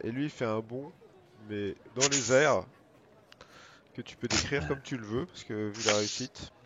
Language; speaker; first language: French; native; French